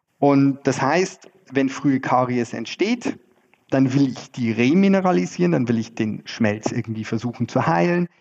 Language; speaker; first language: German; native; German